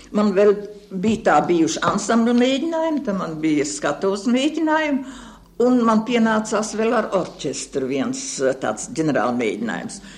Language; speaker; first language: Latvian; native; Latvian